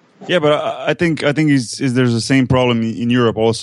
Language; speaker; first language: English; non-native, fluent; Slovenian